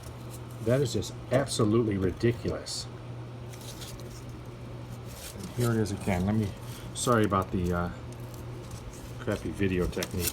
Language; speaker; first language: English; native; English